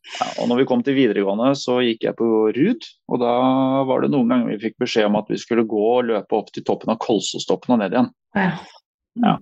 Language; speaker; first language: Norwegian; native; Norwegian